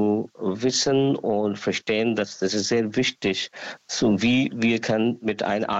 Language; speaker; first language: German; non-native, learner; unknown